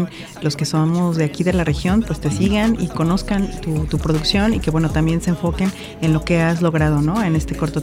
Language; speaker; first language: Spanish; native; Spanish